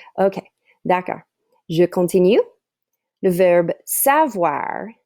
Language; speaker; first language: French; non-native, fluent; English